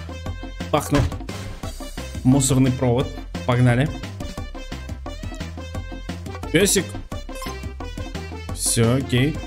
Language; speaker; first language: Russian; native; Russian